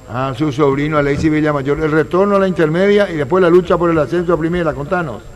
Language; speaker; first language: Spanish; native; Spanish